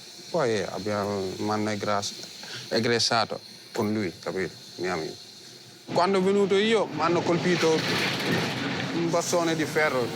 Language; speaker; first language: Italian; non-native, learner; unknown